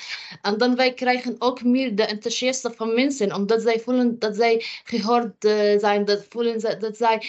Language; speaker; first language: Dutch; non-native, fluent; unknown